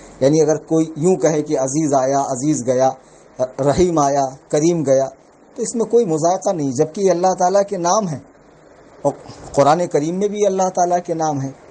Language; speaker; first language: Urdu; native; Urdu